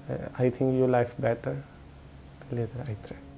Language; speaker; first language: English; non-native, learner; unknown